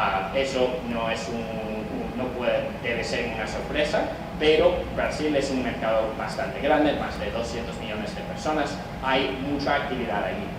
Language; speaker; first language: Spanish; non-native, fluent; English